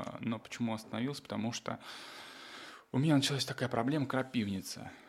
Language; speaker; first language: Russian; native; Russian